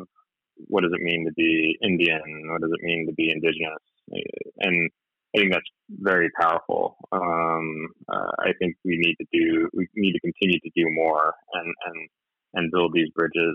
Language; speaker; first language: English; native; English